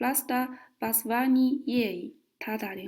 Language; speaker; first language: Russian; non-native, learner; Kyrgyz